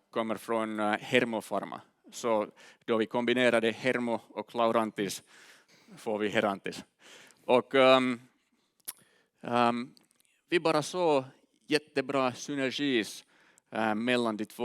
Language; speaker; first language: Swedish; non-native, learner; Finnish